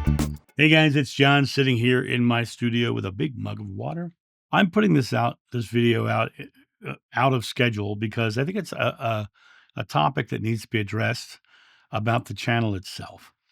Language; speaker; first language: English; native; English